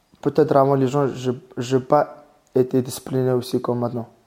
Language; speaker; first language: French; non-native, learner; Mongolian